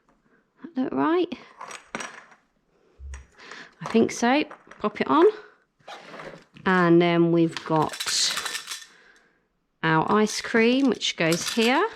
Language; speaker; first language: English; native; English